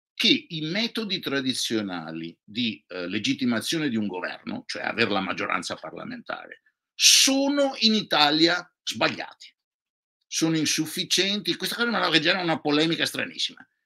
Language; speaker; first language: Italian; native; Italian